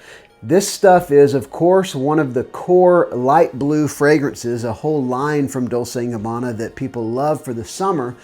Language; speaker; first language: English; native; English